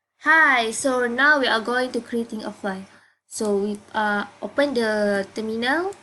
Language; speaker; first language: English; non-native, local second language; Malay